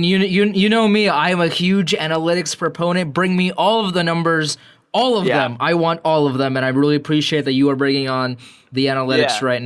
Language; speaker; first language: English; native; English